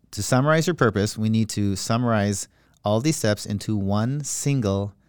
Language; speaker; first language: English; native; English